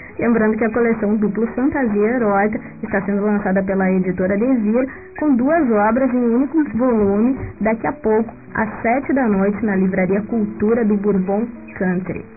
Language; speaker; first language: Portuguese; native; Portuguese